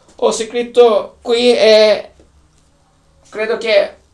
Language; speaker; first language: Italian; non-native, learner; Turkish